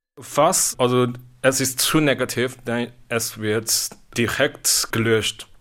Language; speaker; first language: German; non-native, fluent; Chinese